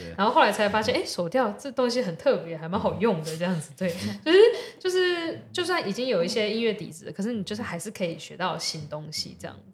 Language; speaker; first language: Chinese; non-native, local second language; Min Nan Chinese